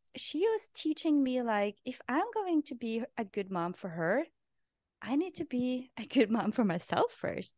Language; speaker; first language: English; non-native, fluent; Norwegian